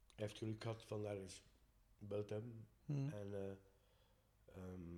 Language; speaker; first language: Dutch; native; Dutch